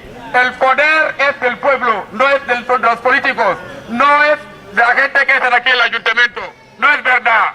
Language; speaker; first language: Spanish; non-native, fluent; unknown